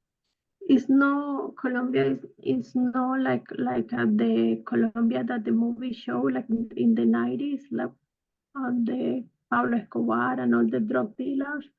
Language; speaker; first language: English; non-native, fluent; Spanish